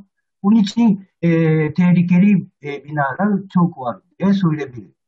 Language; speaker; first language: Turkish; non-native, learner; Japanese